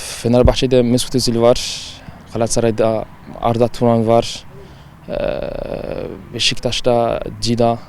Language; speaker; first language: Turkish; early bilingual, heritage; Turkish